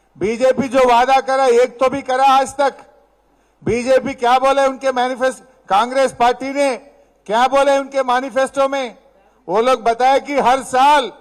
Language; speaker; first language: Hindi; non-native, local second language; Telugu